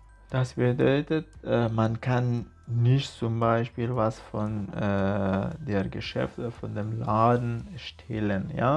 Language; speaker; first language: German; non-native, fluent; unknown